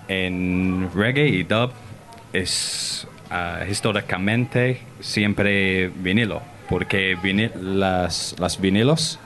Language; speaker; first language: Spanish; non-native, learner; English